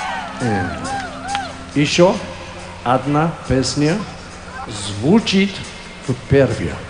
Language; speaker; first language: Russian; non-native, learner; English